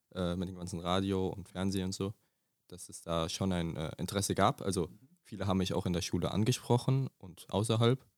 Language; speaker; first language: German; native; German